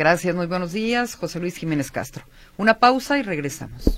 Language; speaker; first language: Spanish; native; Spanish